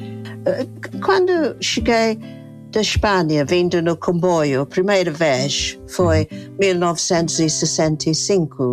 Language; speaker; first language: Portuguese; non-native, fluent; English